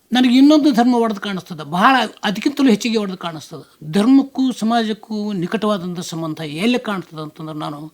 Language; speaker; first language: Kannada; native; Kannada